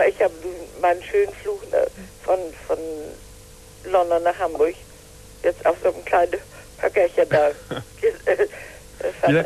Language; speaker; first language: German; native; German